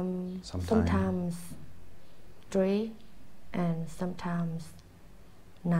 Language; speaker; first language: English; non-native, learner; Thai